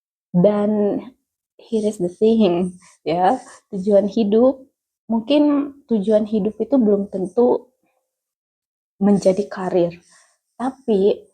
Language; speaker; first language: Indonesian; native; Indonesian